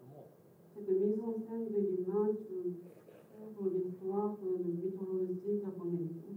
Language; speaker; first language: French; non-native, fluent; Japanese